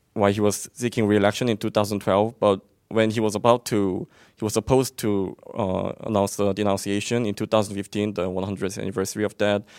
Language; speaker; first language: English; non-native, fluent; Korean